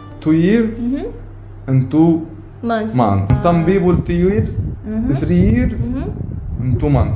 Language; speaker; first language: English; non-native, learner; Arabic